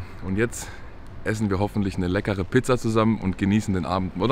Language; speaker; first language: German; native; German